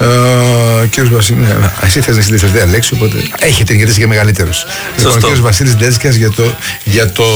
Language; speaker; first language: Greek; native; Greek